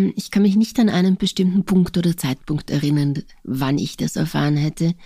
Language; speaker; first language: German; non-native, local second language; Slovenian